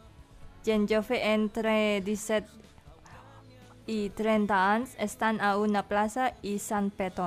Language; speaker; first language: Catalan; non-native, learner; Indonesian